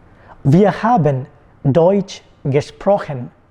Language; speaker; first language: German; non-native, fluent; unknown